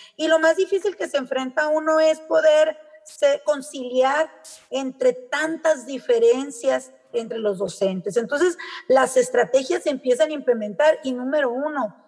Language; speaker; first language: Spanish; native; Spanish